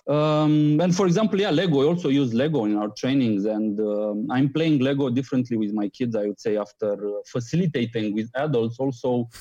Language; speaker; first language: English; non-native, fluent; Romanian